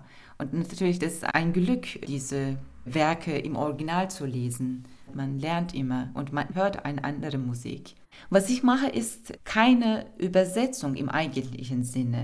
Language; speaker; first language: German; non-native, fluent; Turkish